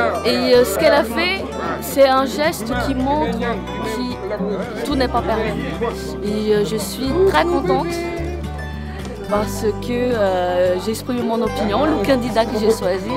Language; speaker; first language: French; non-native, fluent; Portuguese